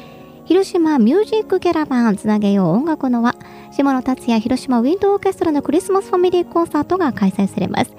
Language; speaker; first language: Japanese; native; Japanese